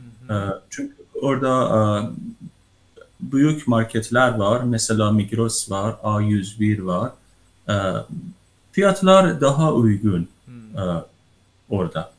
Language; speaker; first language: Turkish; non-native, learner; Persian